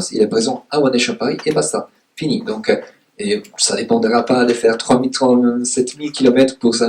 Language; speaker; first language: French; native; French